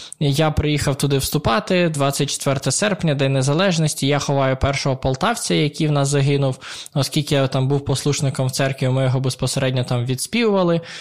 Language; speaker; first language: Ukrainian; native; Ukrainian